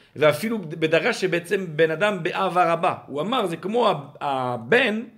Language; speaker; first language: Hebrew; non-native, fluent; French